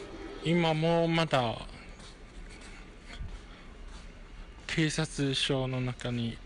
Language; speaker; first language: Japanese; non-native, fluent; Chinese